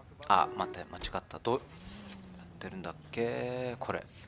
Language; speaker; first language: Japanese; non-native, learner; German